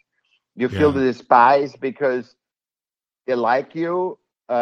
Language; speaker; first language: English; non-native, fluent; German